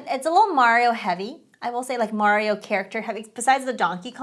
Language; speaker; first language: English; native; English